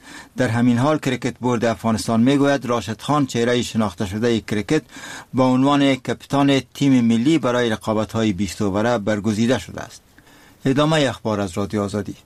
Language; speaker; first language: Persian; native; Persian